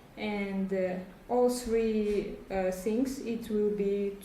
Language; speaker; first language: English; non-native, learner; Russian